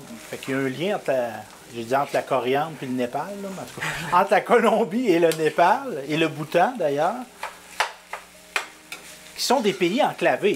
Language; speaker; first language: French; native; French